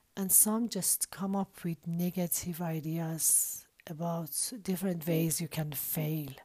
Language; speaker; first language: English; non-native, fluent; Persian